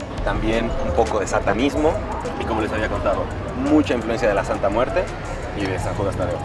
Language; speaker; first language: Spanish; native; Spanish